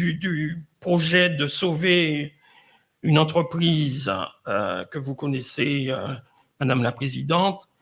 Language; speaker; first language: French; native; French